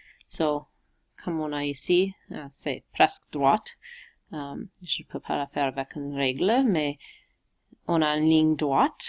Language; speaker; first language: French; non-native, local second language; English